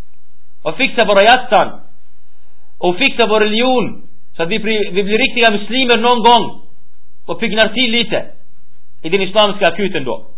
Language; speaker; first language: Swedish; early bilingual, other home language; Arabic